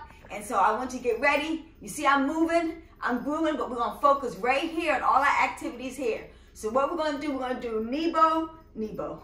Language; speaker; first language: English; native; English